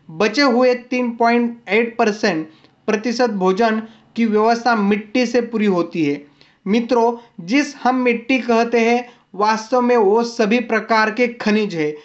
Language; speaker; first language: Hindi; non-native, local second language; Marathi